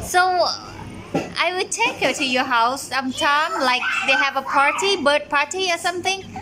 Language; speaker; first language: English; non-native, learner; Thai